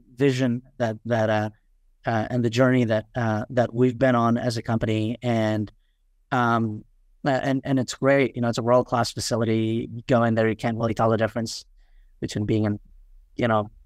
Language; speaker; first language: English; early bilingual, other home language; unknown